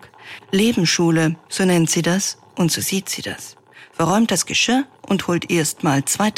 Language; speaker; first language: German; native; German